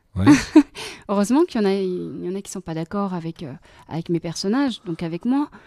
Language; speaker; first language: French; native; French